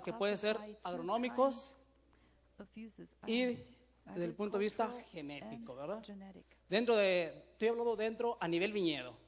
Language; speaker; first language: Spanish; native; Spanish